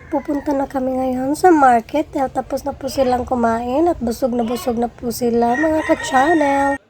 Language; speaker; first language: Filipino; non-native, local second language; Cebuano